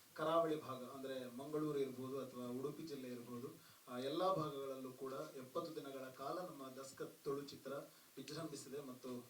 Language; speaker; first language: Kannada; non-native, local second language; Tulu